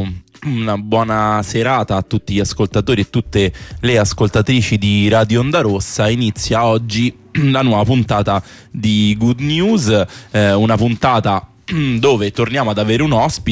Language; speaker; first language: Italian; native; Italian